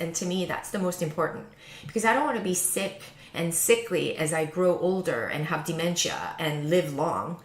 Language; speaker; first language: English; native; English